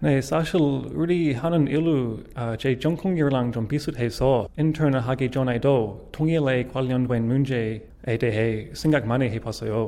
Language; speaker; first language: Korean; non-native, fluent; English